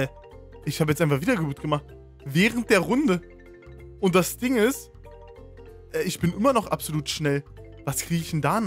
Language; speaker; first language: German; native; German